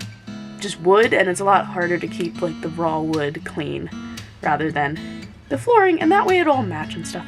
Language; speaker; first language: English; native; English